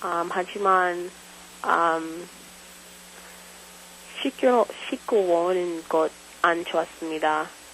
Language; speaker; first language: Korean; non-native, learner; English